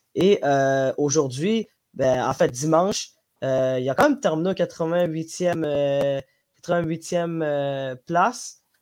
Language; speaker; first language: French; non-native, local second language; Somali